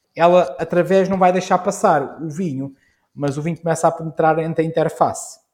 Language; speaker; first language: Portuguese; native; Portuguese